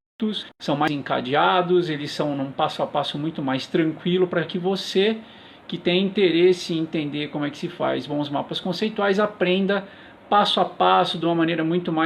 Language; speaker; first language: Portuguese; native; Portuguese